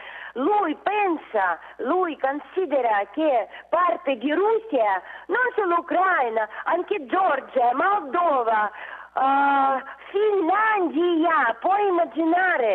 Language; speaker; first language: Italian; non-native, learner; Russian